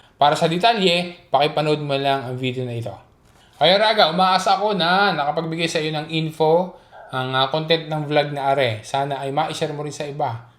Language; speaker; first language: Filipino; native; Filipino